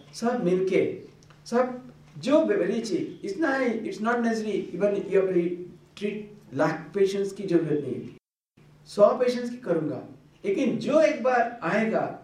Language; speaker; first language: Hindi; non-native, local second language; Bangla